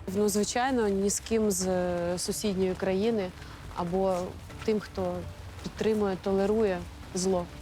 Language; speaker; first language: Ukrainian; native; Ukrainian